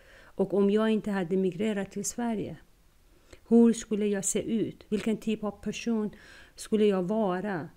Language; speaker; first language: Swedish; non-native, fluent; Persian